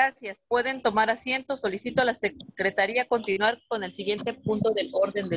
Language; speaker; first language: Spanish; native; Spanish